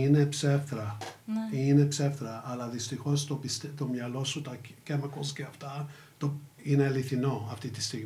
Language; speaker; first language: Greek; early bilingual, heritage; English